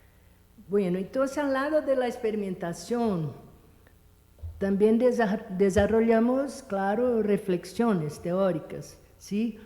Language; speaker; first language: Spanish; non-native, fluent; Portuguese